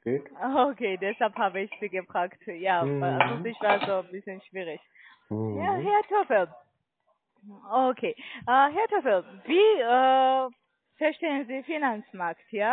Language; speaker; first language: German; non-native, learner; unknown